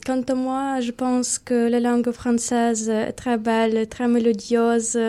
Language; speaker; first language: French; non-native, learner; Ukrainian